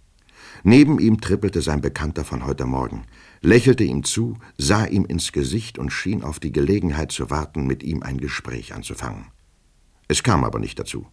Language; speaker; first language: German; native; German